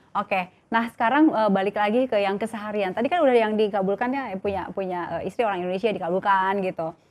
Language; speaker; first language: Indonesian; native; Indonesian